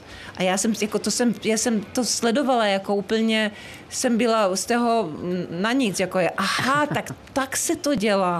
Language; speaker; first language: Czech; early bilingual, heritage; Czech